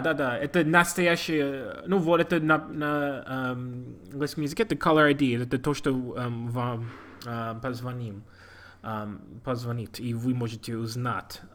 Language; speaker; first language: Russian; non-native, learner; English